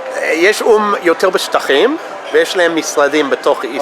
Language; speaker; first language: Hebrew; non-native, fluent; English